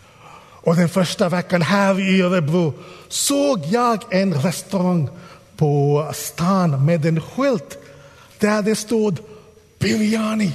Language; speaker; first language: Swedish; non-native, fluent; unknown